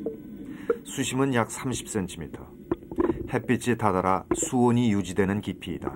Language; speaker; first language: Korean; native; Korean